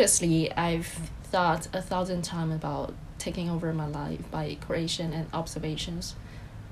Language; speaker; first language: English; non-native, fluent; Chinese